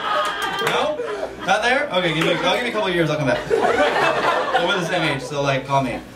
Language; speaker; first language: English; native; English